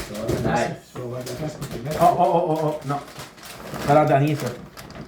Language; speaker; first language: French; native; French